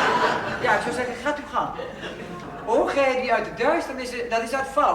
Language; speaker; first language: Dutch; native; Dutch